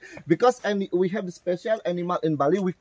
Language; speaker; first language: English; non-native, learner; Indonesian